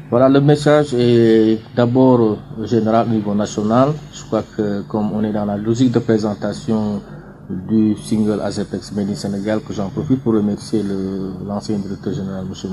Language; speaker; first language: French; non-native, local second language; Fula